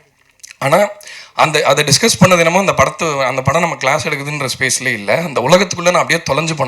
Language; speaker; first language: Tamil; native; Tamil